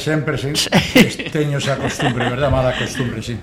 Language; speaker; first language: Galician; non-native, local second language; Spanish